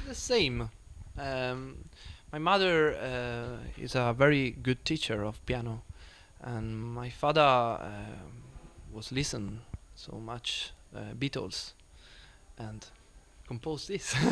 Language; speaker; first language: English; non-native, learner; Italian